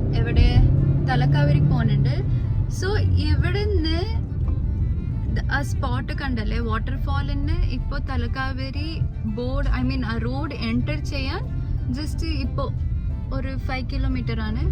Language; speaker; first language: Malayalam; non-native, local second language; Kannada